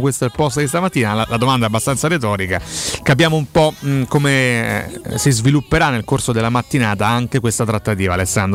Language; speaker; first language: Italian; native; Italian